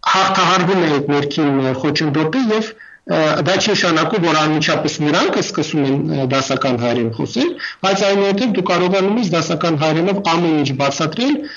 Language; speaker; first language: Armenian; non-native, fluent; Russian